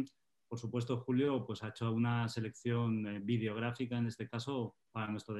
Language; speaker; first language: Spanish; native; Spanish